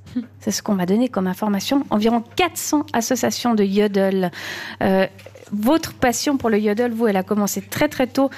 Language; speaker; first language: French; native; French